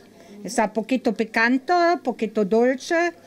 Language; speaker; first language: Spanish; non-native, learner; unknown